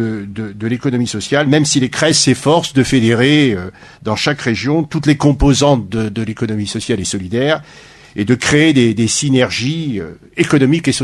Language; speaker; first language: French; native; French